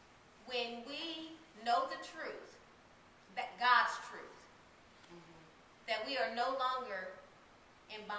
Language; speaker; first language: English; native; English